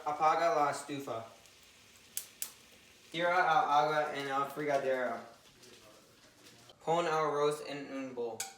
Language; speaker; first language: Spanish; non-native, learner; English